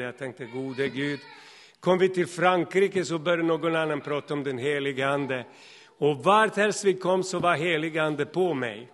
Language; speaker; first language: Swedish; non-native, fluent; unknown